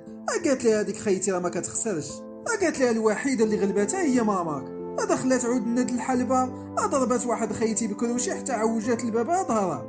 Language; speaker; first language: Arabic; native; Arabic